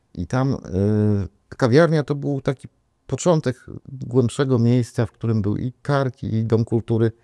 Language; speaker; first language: Polish; native; Polish